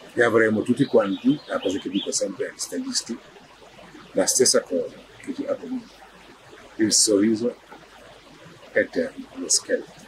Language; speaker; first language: Italian; non-native, fluent; Wolof